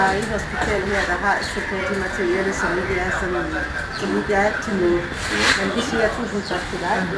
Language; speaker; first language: Danish; non-native, fluent; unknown